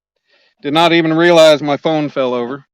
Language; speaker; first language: English; native; English